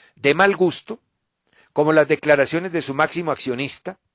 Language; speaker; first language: Spanish; native; Spanish